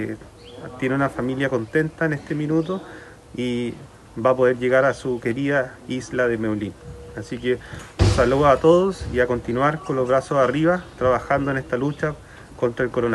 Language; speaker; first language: Spanish; native; Spanish